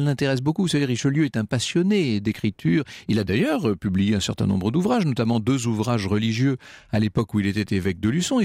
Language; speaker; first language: French; native; French